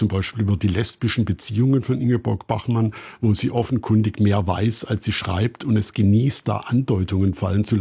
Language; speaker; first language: German; native; German